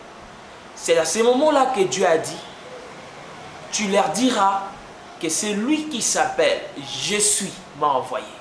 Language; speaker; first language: French; non-native, local second language; Lingala